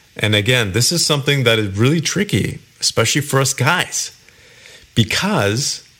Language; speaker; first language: English; native; English